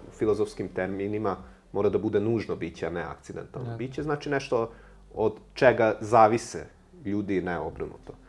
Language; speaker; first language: Serbian; non-native, local second language; Hungarian